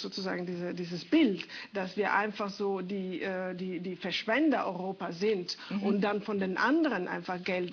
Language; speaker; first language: German; non-native, fluent; Italian